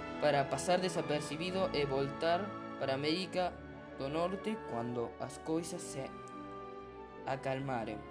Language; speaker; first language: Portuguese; non-native, learner; Spanish